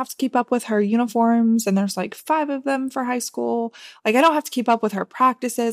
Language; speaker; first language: English; native; English